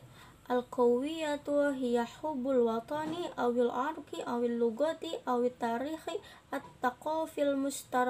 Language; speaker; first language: Arabic; non-native, learner; Indonesian